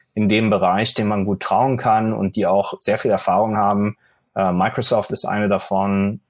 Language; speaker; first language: German; native; German